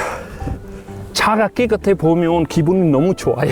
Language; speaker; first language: Korean; non-native, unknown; Punjabi